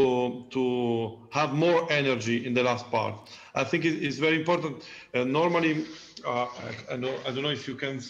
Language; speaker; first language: English; non-native, learner; Italian